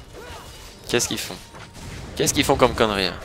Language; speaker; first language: French; native; French